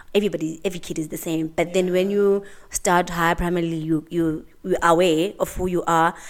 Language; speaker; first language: English; non-native, local second language; Xhosa